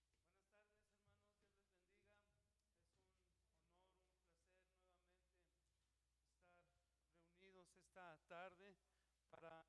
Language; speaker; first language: Spanish; native; Spanish